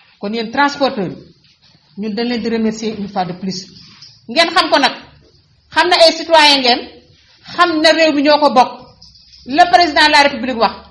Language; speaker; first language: Wolof; native; Wolof